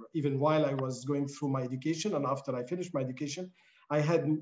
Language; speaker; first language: English; non-native, fluent; Arabic